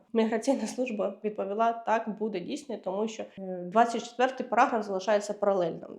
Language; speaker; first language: Ukrainian; native; Ukrainian